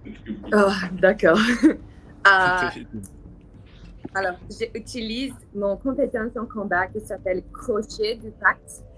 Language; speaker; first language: French; non-native, learner; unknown